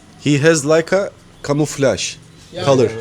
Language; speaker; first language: English; non-native, learner; Turkish